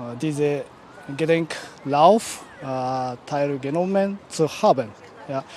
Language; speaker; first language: German; non-native, learner; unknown